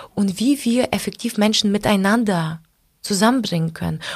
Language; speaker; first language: German; non-native, fluent; Ukrainian